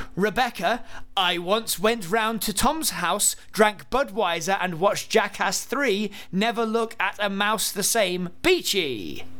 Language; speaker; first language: English; native; English